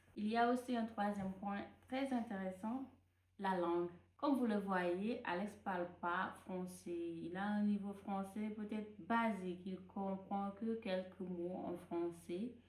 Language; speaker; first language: French; non-native, local second language; Wolof